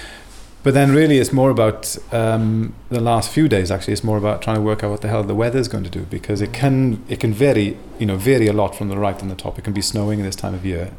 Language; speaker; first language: English; native; English